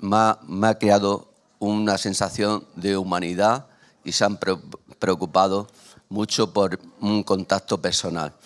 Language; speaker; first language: Spanish; native; Spanish